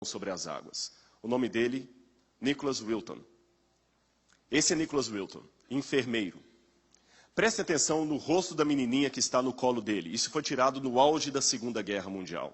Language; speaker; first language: Portuguese; native; Portuguese